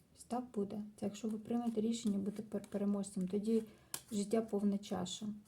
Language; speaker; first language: Ukrainian; non-native, local second language; Russian